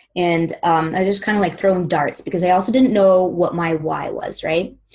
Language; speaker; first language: English; native; English